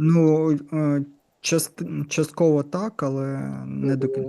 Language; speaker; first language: Ukrainian; non-native, learner; Russian